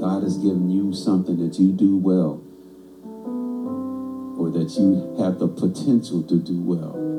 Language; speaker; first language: English; native; English